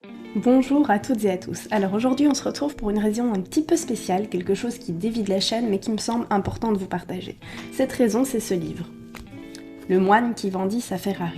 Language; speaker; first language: French; native; French